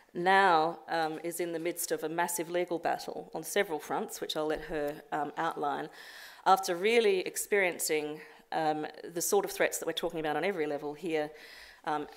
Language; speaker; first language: English; native; English